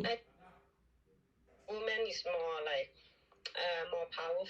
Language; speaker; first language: English; non-native, learner; Spanish